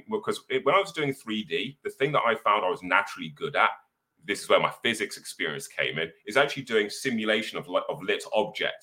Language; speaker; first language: English; native; English